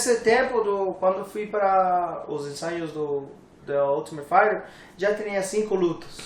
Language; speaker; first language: Portuguese; non-native, learner; English